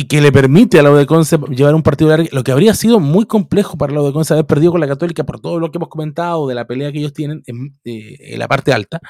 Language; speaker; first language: Spanish; native; Spanish